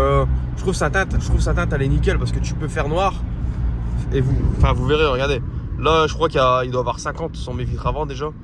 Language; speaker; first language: French; native; French